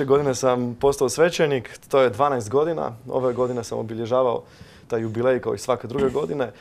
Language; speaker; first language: Croatian; non-native, fluent; Polish